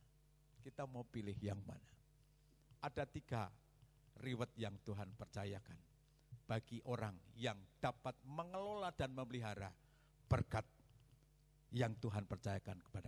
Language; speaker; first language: Indonesian; native; Indonesian